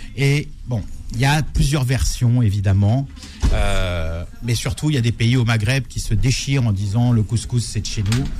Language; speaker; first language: French; native; French